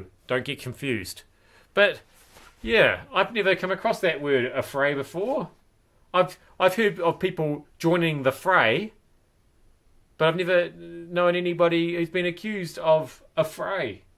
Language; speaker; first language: English; native; English